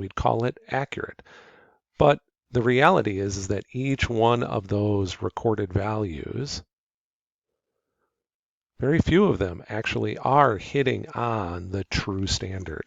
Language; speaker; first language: English; native; English